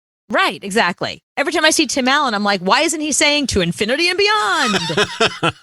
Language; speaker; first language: English; native; English